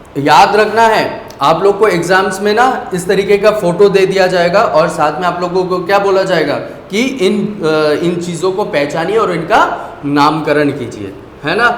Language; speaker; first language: Hindi; native; Hindi